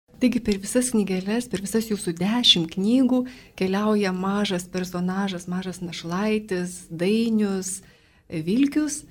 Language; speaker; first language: Lithuanian; native; Lithuanian